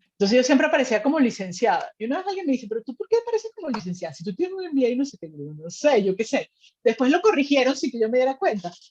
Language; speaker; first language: Spanish; native; Spanish